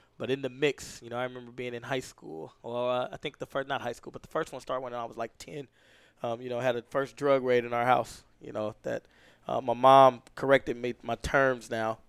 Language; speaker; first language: English; native; English